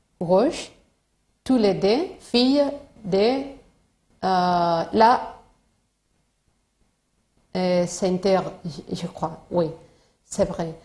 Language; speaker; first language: French; non-native, learner; Spanish